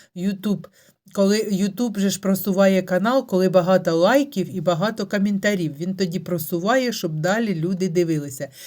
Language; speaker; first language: Ukrainian; native; Ukrainian